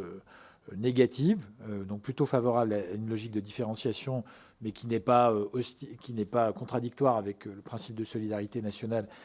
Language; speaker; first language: French; native; French